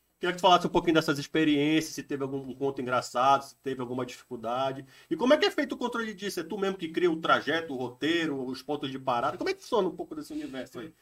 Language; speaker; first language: Portuguese; native; Portuguese